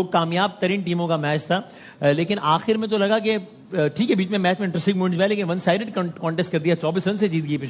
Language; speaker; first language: Urdu; native; Urdu